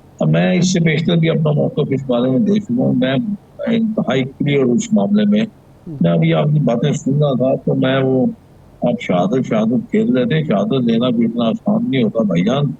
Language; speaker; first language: Urdu; non-native, local second language; Punjabi